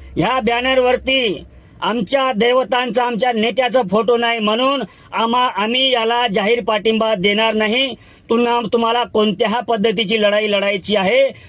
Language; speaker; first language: Marathi; non-native, local second language; Lambadi